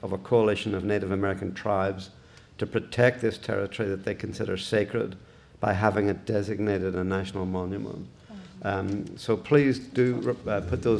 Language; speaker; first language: English; native; English